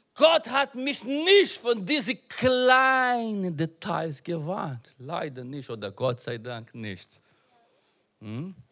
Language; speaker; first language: German; non-native, learner; Portuguese